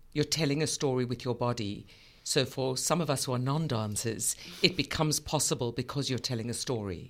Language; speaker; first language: English; native; English